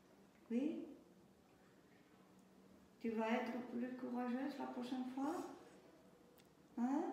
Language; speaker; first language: French; non-native, fluent; German